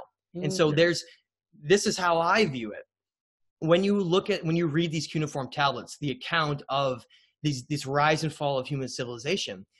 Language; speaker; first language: English; native; English